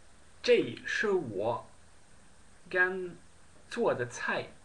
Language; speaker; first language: Chinese; non-native, learner; Dutch